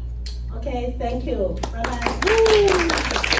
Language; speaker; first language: English; non-native, learner; Chinese